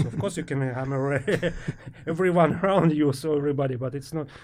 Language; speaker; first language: English; non-native, fluent; Ukrainian